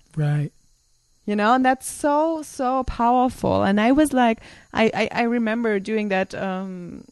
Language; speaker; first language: English; non-native, fluent; German